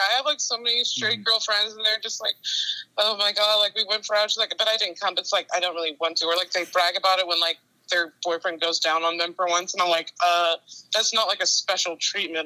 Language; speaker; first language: English; native; English